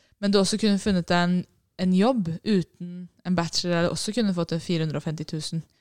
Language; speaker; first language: Norwegian; native; Norwegian